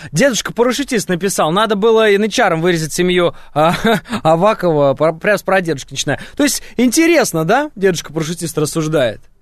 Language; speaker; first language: Russian; native; Russian